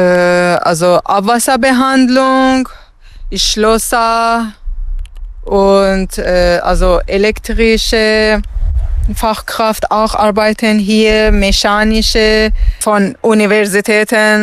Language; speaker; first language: German; non-native, learner; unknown